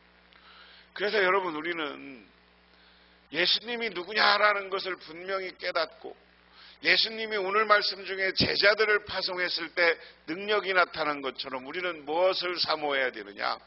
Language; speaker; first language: Korean; native; Korean